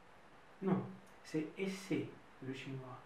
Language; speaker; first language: French; non-native, fluent; Russian